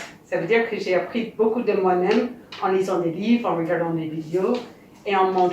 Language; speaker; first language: French; non-native, fluent; English